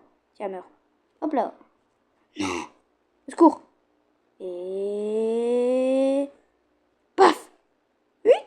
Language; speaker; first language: French; native; French